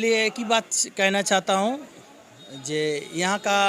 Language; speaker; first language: Hindi; non-native, local second language; Bangla